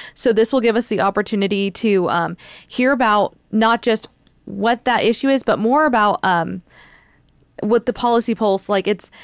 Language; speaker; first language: English; native; English